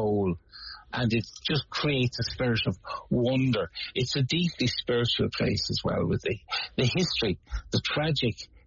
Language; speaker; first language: English; native; English